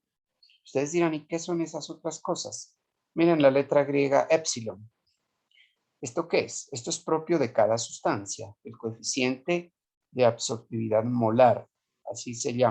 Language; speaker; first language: Spanish; native; Spanish